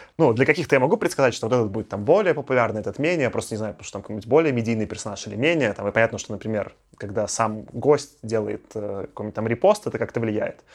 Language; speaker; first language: Russian; native; Russian